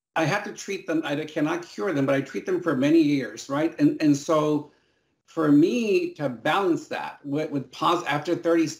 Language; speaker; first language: English; early bilingual, other home language; Spanish